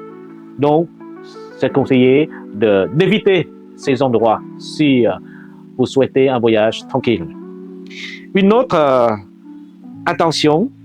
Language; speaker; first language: French; non-native, fluent; Vietnamese